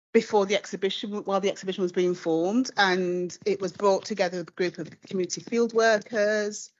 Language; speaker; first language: English; native; English